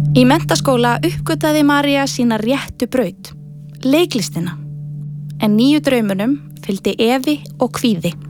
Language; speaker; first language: Icelandic; native; Icelandic